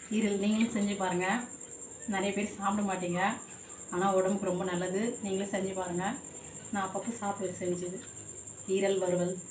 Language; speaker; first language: Tamil; native; Tamil